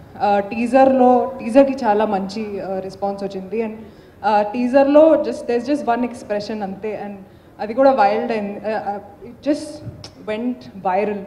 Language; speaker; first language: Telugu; non-native, local second language; Hindi